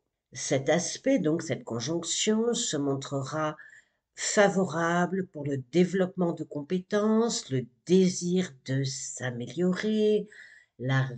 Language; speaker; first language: French; native; French